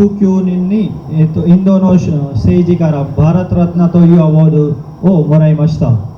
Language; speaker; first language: Japanese; non-native, fluent; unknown